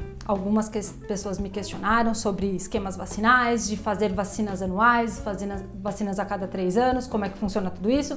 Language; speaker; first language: Portuguese; native; Portuguese